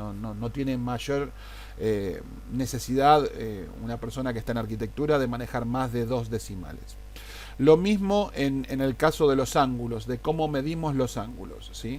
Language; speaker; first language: Spanish; native; Spanish